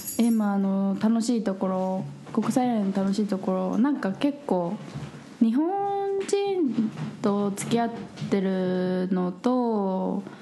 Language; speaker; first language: Japanese; native; Japanese